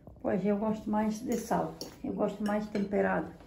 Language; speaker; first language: Portuguese; non-native, learner; Ukrainian